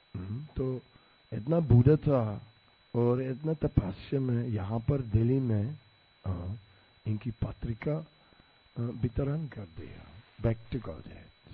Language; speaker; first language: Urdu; non-native, learner; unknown